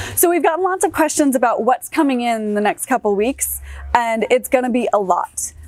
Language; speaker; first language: English; native; English